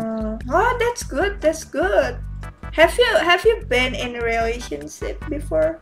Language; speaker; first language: English; non-native, learner; Indonesian